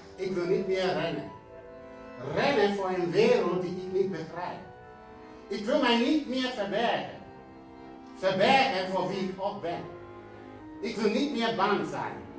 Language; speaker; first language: Dutch; non-native, fluent; English